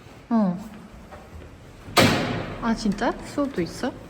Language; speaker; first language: Korean; non-native, fluent; Norwegian